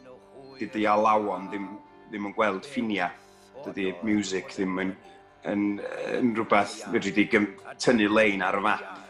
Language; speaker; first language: Welsh; native; Welsh